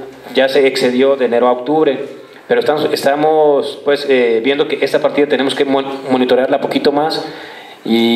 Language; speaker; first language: Spanish; native; Spanish